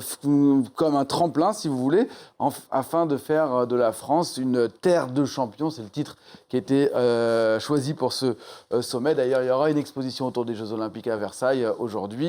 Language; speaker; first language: French; native; French